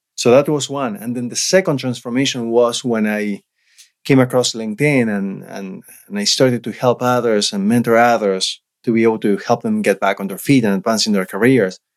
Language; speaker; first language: English; non-native, fluent; Spanish